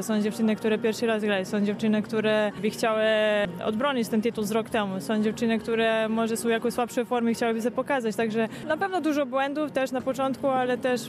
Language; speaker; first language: Polish; non-native, fluent; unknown